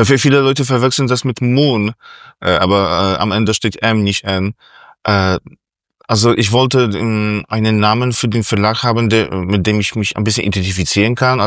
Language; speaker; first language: German; non-native, fluent; Polish